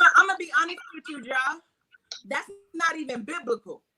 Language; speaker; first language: English; native; English